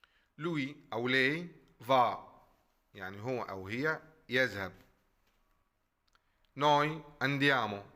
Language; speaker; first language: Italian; non-native, fluent; Arabic